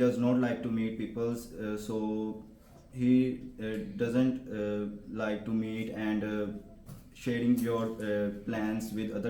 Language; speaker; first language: English; non-native, learner; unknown